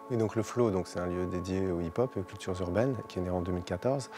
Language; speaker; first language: French; native; French